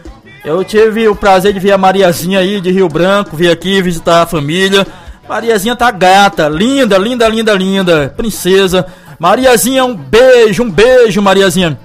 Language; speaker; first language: Portuguese; native; Portuguese